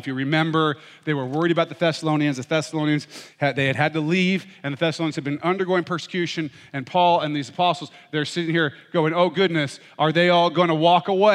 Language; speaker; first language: English; native; English